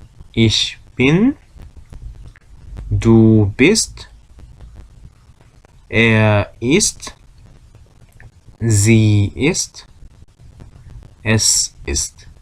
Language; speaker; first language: German; non-native, fluent; Korean